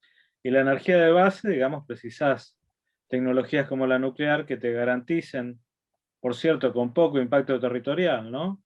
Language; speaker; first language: Spanish; native; Spanish